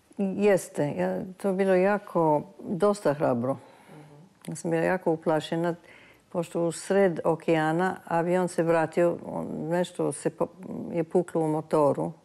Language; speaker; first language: Serbian; early bilingual, heritage; Serbian